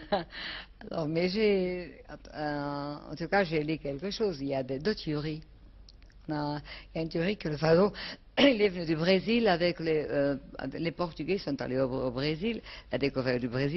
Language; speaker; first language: French; non-native, fluent; Portuguese